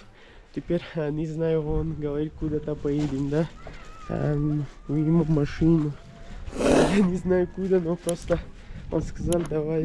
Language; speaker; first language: Russian; non-native, learner; Persian